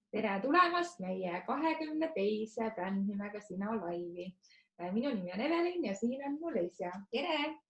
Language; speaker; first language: Estonian; native; Estonian